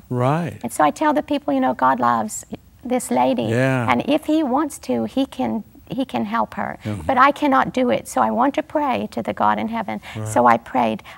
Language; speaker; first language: English; native; English